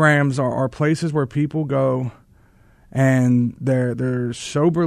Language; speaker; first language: English; native; English